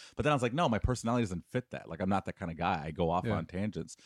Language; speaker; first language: English; native; English